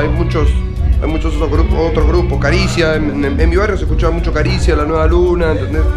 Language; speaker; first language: Spanish; native; Spanish